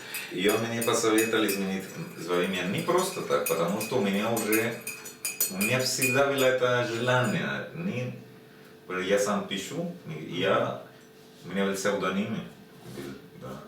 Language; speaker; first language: Russian; non-native, learner; Spanish